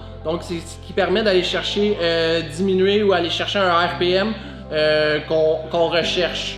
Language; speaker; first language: French; native; French